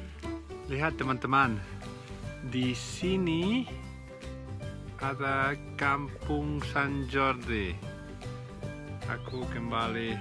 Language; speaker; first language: Indonesian; non-native, learner; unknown